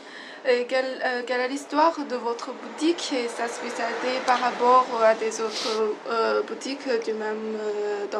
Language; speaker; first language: French; non-native, learner; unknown